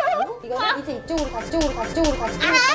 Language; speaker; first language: Korean; native; Korean